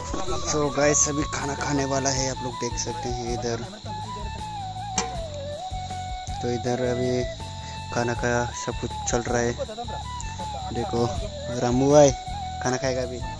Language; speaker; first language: Hindi; non-native, local second language; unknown